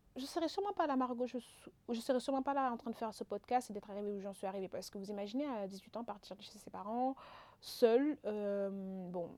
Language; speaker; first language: French; non-native, local second language; Wolof